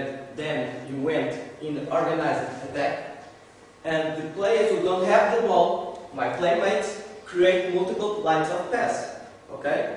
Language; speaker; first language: English; non-native, learner; Portuguese